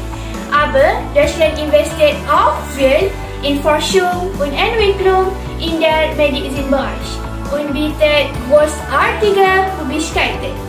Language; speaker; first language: German; non-native, learner; Malay